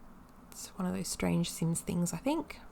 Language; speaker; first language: English; native; English